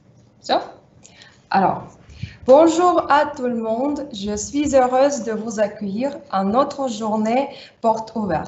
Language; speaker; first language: French; non-native, fluent; Russian